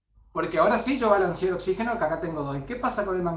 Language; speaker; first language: Spanish; native; Spanish